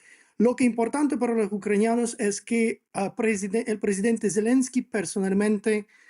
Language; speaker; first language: Spanish; non-native, fluent; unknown